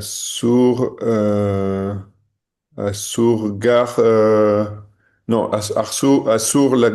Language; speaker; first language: Hebrew; non-native, learner; French